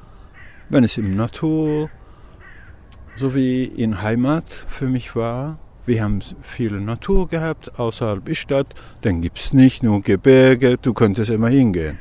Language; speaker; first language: German; non-native, learner; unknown